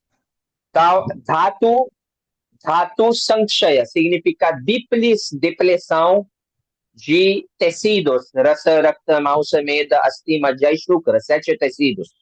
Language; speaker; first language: Portuguese; non-native, learner; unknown